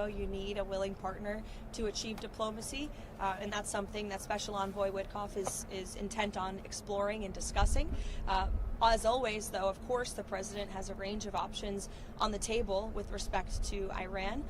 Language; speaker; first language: English; native; English